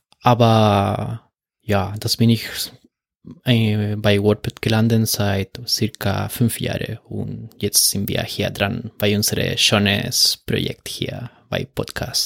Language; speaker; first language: German; non-native, fluent; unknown